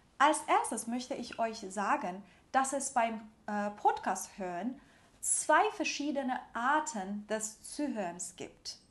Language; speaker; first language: German; non-native, fluent; Persian